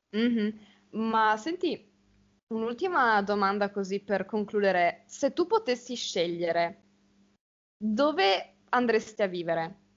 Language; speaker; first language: Italian; native; Italian